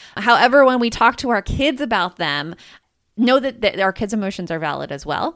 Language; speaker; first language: English; native; English